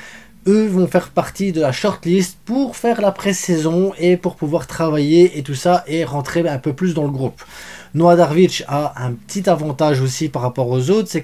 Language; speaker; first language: French; native; French